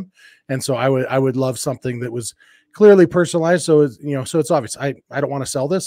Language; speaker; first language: English; native; English